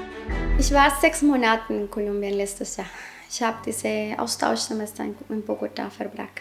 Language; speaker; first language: German; non-native, fluent; Spanish